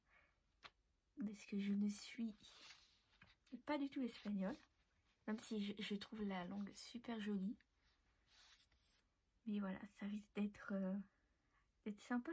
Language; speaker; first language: French; native; French